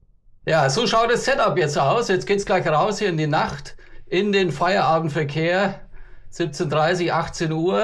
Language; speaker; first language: German; native; German